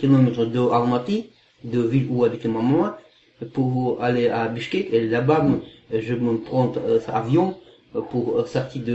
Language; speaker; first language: French; non-native, learner; Kazakh